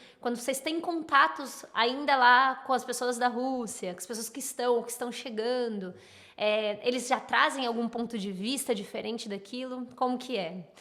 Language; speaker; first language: Portuguese; native; Portuguese